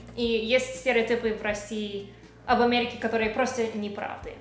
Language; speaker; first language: Russian; non-native, learner; English